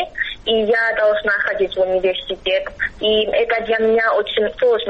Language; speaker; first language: Russian; non-native, fluent; Georgian